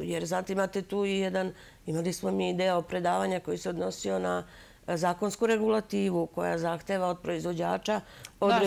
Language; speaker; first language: Serbian; native; Serbian